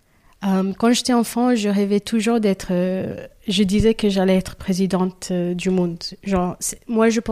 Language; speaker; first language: French; non-native, fluent; Kabuverdianu